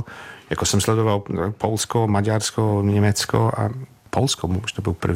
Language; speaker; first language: Czech; non-native, fluent; English